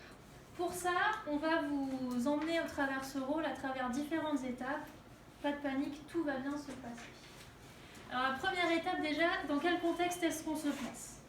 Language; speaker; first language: French; native; French